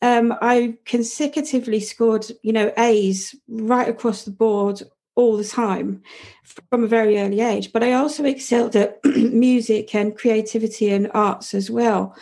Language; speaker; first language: English; native; English